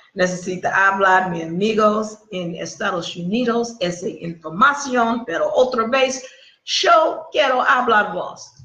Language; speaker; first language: Spanish; non-native, learner; English